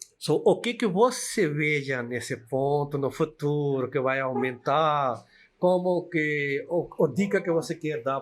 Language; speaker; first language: Portuguese; non-native, learner; Urdu